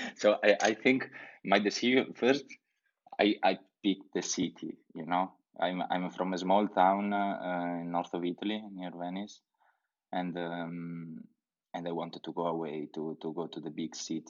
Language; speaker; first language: English; non-native, fluent; Italian